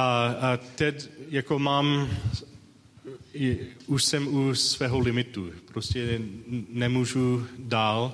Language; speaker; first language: Czech; non-native, learner; English